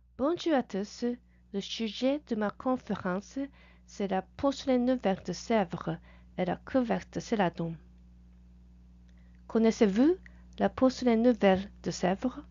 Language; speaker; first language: French; non-native, fluent; Japanese